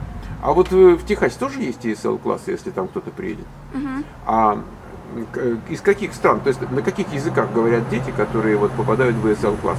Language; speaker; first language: Russian; native; Russian